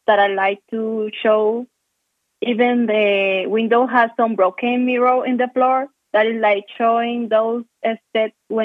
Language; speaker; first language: English; non-native, fluent; Spanish